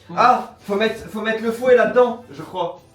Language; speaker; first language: French; native; French